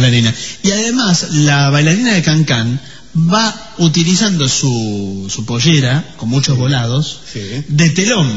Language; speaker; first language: Spanish; native; Spanish